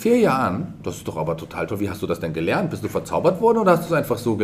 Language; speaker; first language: German; native; German